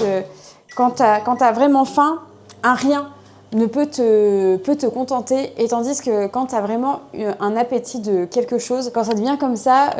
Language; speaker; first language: French; native; French